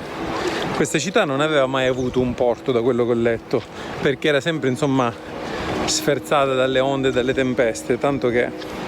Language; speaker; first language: Italian; native; Italian